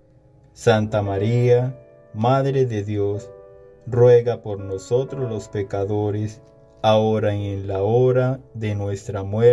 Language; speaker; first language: Spanish; native; Spanish